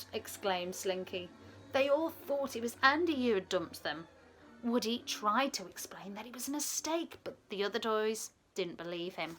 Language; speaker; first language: English; native; English